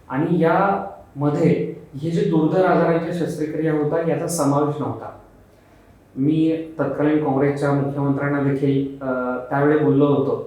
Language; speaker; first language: Marathi; native; Marathi